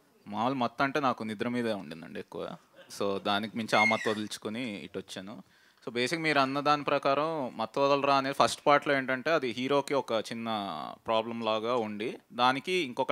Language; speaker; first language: Telugu; native; Telugu